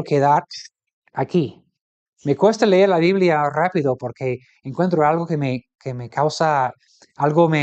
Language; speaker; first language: Spanish; non-native, fluent; English